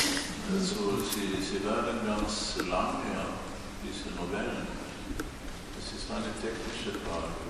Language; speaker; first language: German; non-native, learner; Swedish